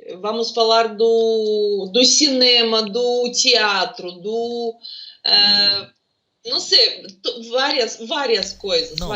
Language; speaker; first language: Portuguese; non-native, fluent; Russian